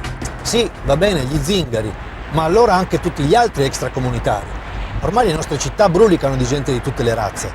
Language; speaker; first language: Italian; native; Italian